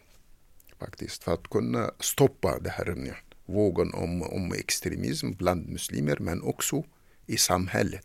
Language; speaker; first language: Swedish; non-native, fluent; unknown